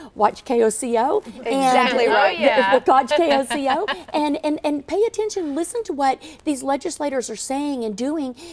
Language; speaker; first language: English; native; English